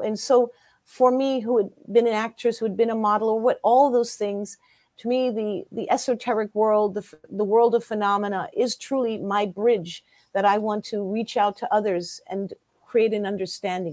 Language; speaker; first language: English; early bilingual, other home language; German